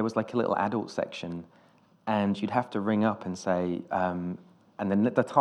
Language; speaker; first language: English; native; English